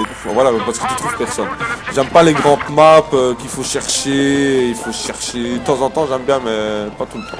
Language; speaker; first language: French; native; French